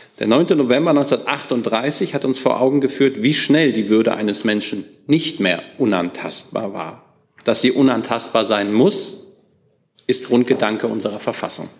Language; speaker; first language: German; native; German